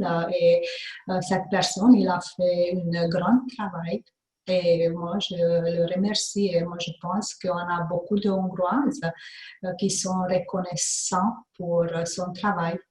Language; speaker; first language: French; non-native, fluent; Hungarian